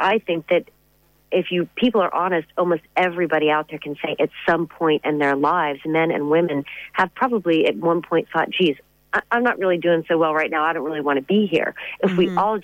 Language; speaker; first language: English; native; English